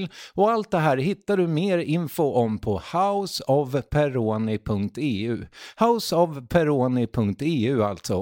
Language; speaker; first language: Swedish; native; Swedish